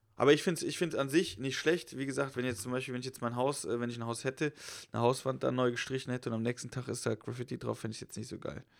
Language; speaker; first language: German; native; German